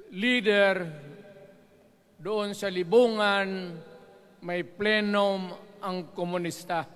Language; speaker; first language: Filipino; non-native, local second language; Cebuano